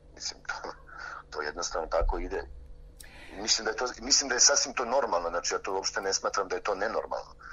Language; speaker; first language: Serbian; native; Serbian